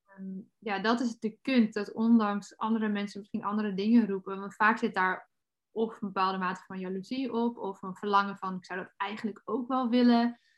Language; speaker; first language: Dutch; native; Dutch